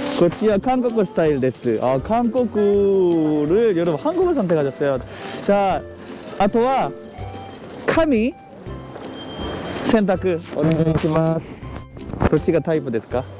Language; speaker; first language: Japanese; non-native, learner; Korean